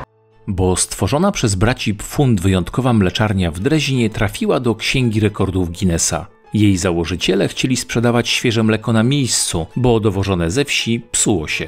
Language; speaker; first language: Polish; native; Polish